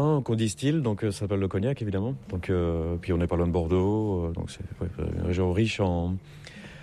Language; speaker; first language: French; native; French